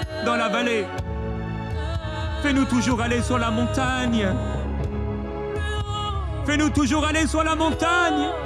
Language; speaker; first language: French; native; French